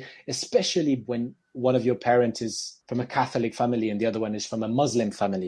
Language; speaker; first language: English; non-native, fluent; French